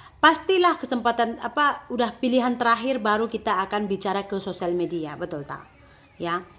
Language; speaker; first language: Indonesian; native; Indonesian